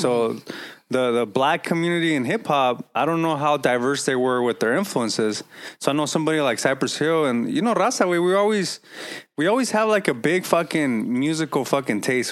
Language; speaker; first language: English; early bilingual, other home language; Spanish